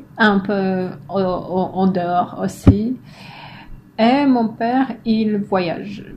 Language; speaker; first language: French; non-native, fluent; Polish